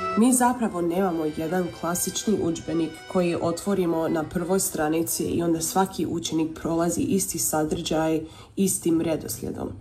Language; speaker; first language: Croatian; early bilingual, heritage; Croatian